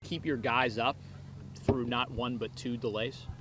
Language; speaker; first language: English; native; English